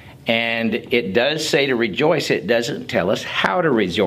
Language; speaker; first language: English; native; English